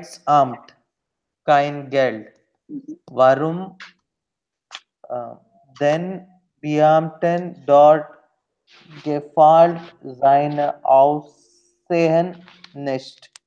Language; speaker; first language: German; non-native, learner; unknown